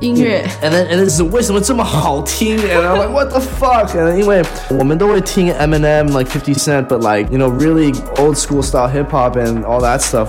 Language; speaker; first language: English; early bilingual, other home language; Chinese